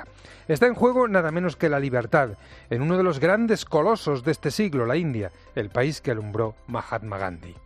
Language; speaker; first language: Spanish; native; Spanish